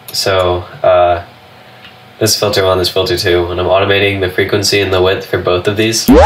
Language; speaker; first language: English; native; English